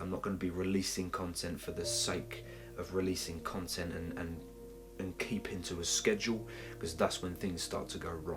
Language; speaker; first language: English; native; English